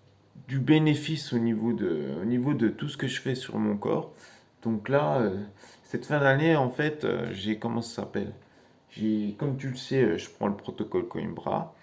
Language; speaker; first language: French; native; French